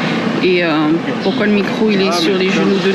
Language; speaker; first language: French; native; French